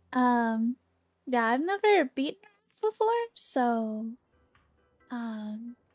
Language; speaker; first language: English; native; English